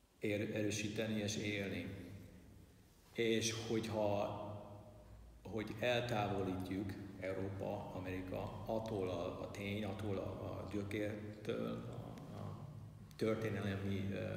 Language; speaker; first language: Hungarian; non-native, learner; English